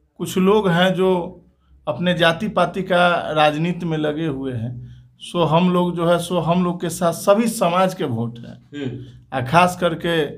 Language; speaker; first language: Hindi; native; Hindi